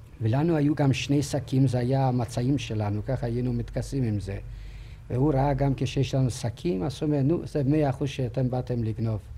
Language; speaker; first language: Hebrew; non-native, fluent; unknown